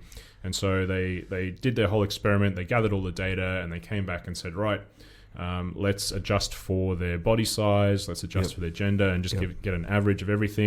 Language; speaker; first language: English; native; English